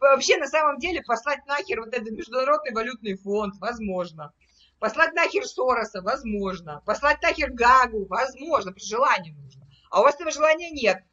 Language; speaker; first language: Russian; native; Russian